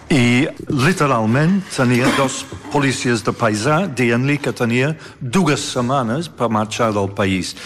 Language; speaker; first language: Catalan; non-native, fluent; English